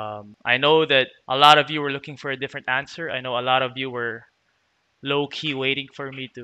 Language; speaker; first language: English; non-native, local second language; Filipino